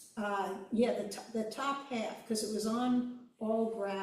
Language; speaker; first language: English; native; English